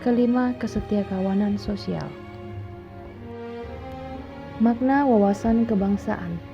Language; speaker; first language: Indonesian; native; Indonesian